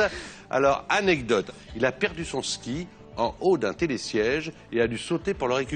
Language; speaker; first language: French; native; French